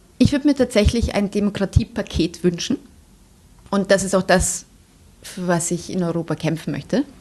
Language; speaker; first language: German; native; German